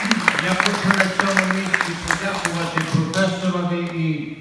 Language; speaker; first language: Ukrainian; native; Ukrainian